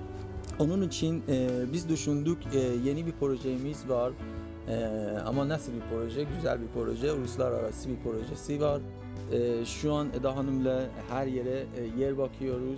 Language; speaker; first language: Turkish; non-native, fluent; Persian